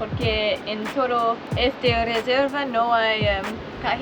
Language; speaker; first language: Spanish; non-native, learner; English